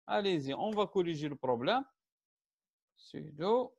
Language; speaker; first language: French; non-native, local second language; Arabic